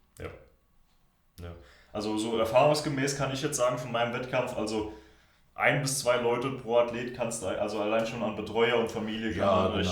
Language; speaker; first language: German; native; German